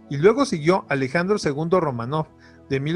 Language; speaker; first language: Spanish; native; Spanish